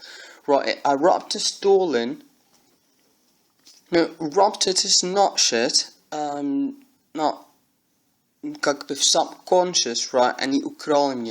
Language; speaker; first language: Russian; non-native, learner; English